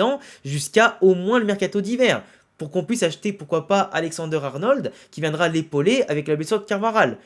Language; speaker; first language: French; native; French